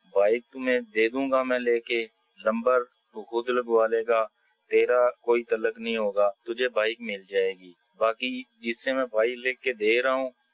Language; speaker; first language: Urdu; native; Urdu